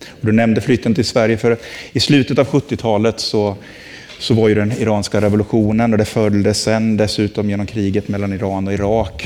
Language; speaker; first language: Swedish; native; Swedish